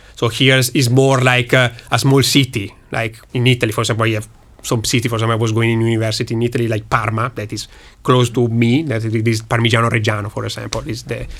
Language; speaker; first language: English; non-native, learner; Italian